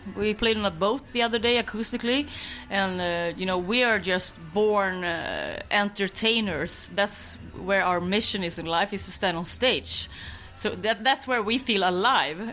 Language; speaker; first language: English; non-native, fluent; Swedish